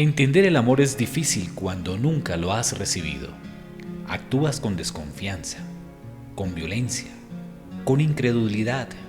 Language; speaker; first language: Spanish; native; Spanish